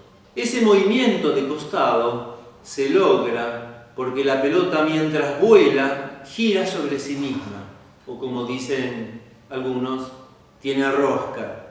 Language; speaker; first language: Spanish; native; Spanish